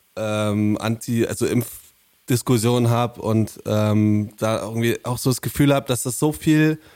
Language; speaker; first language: German; native; German